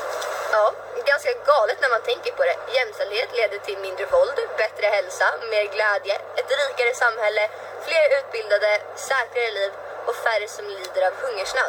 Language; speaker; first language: Swedish; native; Swedish